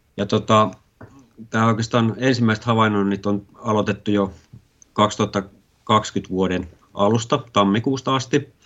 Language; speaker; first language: Finnish; native; Finnish